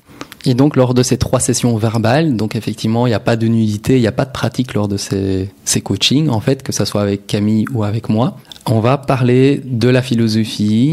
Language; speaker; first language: French; native; French